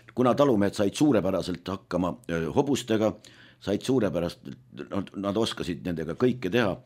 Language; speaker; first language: Estonian; native; Estonian